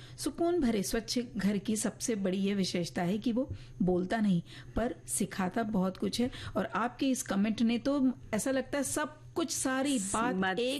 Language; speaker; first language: Hindi; native; Hindi